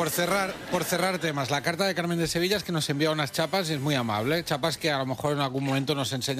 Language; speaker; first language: Spanish; native; Spanish